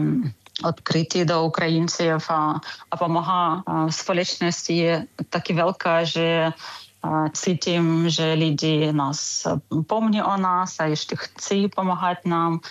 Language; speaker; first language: Czech; non-native, fluent; Ukrainian